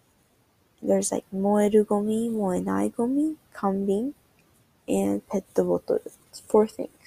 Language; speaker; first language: Japanese; non-native, learner; English